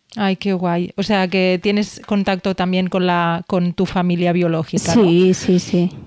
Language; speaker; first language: Spanish; early bilingual, other home language; Amharic